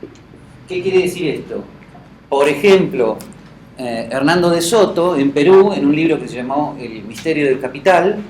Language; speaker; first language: Spanish; native; Spanish